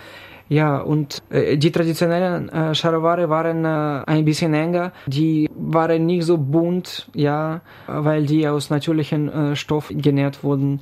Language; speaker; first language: German; non-native, fluent; Ukrainian